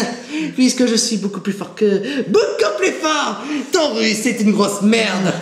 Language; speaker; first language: French; native; French